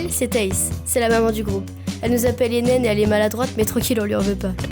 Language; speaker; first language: French; native; French